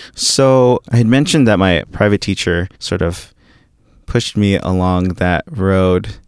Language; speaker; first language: English; early bilingual, other home language; Filipino